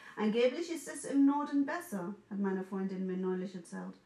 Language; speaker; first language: German; non-native, fluent; English